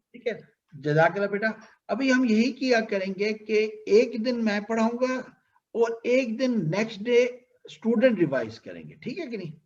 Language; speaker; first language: Urdu; native; Urdu